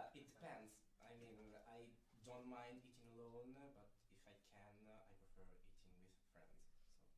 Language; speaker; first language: English; non-native, fluent; Italian